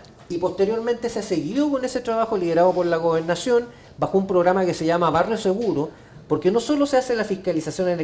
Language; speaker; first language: Spanish; native; Spanish